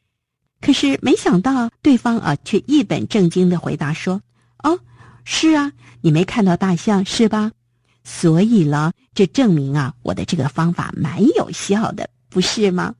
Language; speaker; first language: Chinese; native; Chinese